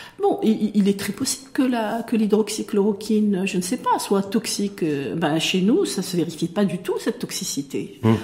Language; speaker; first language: French; non-native, local second language; Arabic